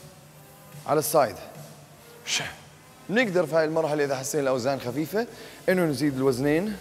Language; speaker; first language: Arabic; native; Arabic